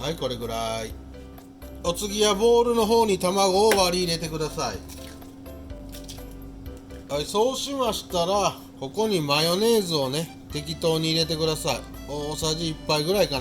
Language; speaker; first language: Japanese; native; Japanese